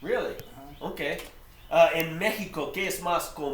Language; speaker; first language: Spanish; non-native, fluent; English